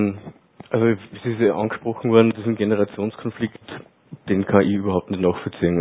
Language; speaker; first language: German; native; German